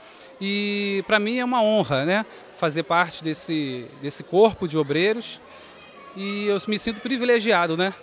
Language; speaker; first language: Portuguese; native; Portuguese